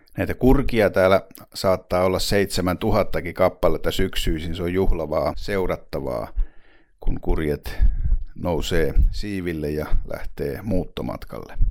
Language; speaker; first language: Finnish; native; Finnish